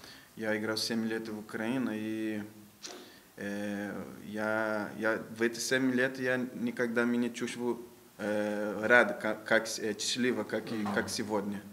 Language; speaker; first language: Russian; non-native, learner; Portuguese